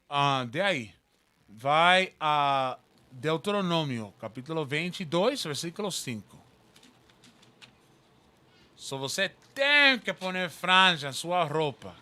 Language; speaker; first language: Portuguese; non-native, learner; Spanish